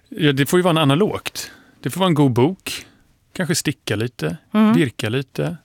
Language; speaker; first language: Swedish; non-native, fluent; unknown